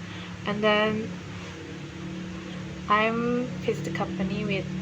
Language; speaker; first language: English; non-native, learner; Indonesian